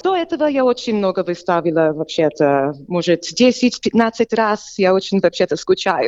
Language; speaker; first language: Russian; early bilingual, heritage; English